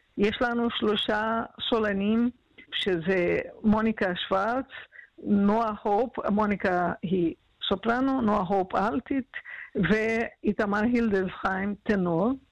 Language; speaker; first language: Hebrew; non-native, fluent; Portuguese